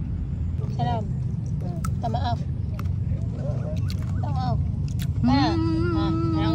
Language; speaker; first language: Malay; native; Malay